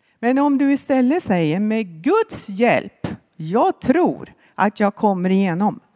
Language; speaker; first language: Swedish; native; Swedish